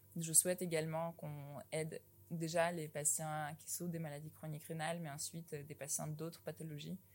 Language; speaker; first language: French; non-native, fluent; Russian